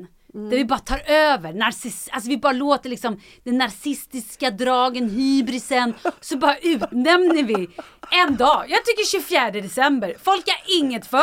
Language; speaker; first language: Swedish; native; Swedish